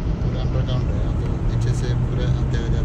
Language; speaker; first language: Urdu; non-native, learner; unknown